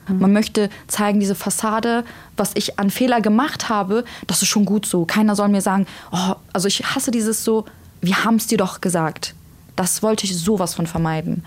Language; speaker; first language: German; early bilingual, other home language; Turkish